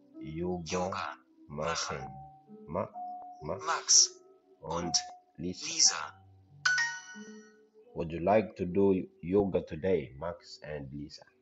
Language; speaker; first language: English; non-native, learner; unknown